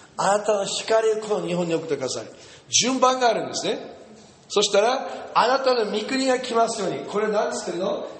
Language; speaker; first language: Japanese; non-native, fluent; English